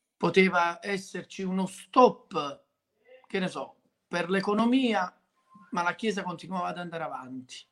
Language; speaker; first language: Italian; native; Italian